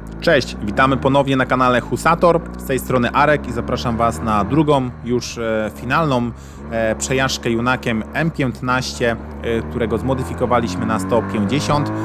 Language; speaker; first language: Polish; native; Polish